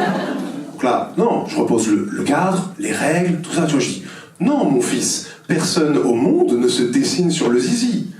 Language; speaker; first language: French; native; French